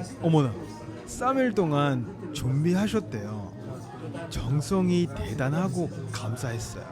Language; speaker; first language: Korean; non-native, fluent; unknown